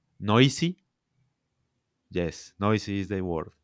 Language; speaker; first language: English; non-native, learner; Spanish